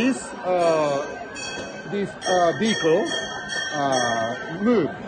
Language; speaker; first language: English; non-native, learner; Japanese